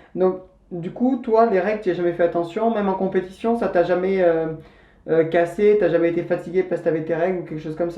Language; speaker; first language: French; native; French